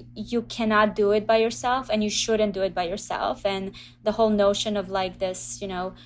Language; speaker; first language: English; early bilingual, other home language; Russian